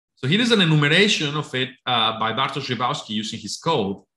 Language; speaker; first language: English; non-native, fluent; Spanish